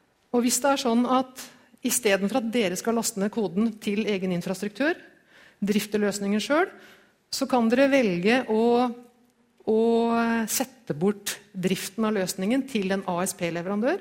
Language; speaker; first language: Norwegian; native; Norwegian